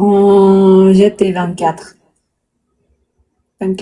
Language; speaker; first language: French; non-native, learner; Spanish